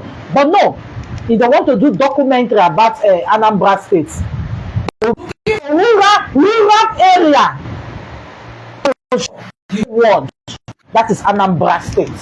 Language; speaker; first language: English; non-native, local second language; Igbo